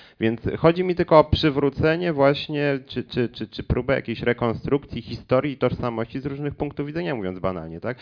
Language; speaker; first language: Polish; native; Polish